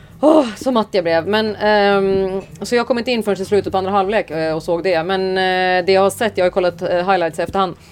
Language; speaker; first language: Swedish; native; Swedish